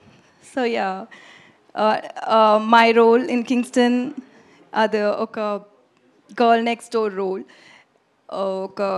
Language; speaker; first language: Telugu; non-native, learner; Tamil